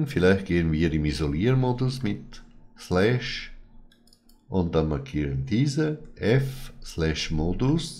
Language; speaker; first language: German; non-native, fluent; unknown